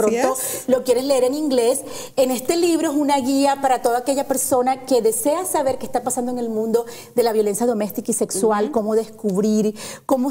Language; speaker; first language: Spanish; native; Spanish